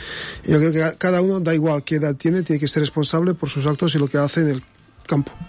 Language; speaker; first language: Spanish; non-native, fluent; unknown